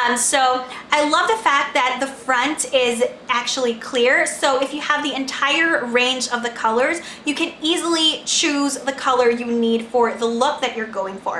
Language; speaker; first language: English; non-native, local second language; Filipino